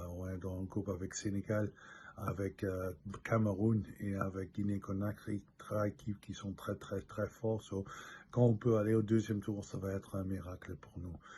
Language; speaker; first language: French; non-native, local second language; Dutch